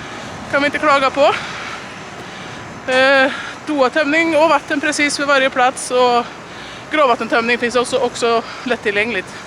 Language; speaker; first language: Swedish; native; Swedish